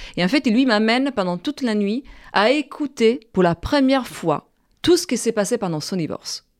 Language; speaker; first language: French; non-native, fluent; Italian